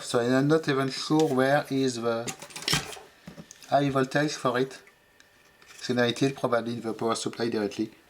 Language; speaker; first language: English; non-native, fluent; French